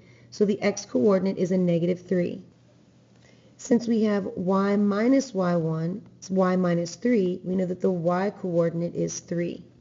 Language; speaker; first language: English; native; English